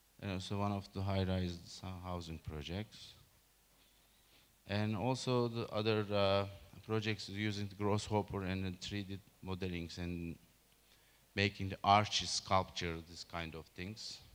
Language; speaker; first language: English; non-native, learner; Turkish